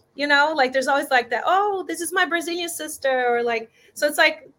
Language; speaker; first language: English; non-native, fluent; Portuguese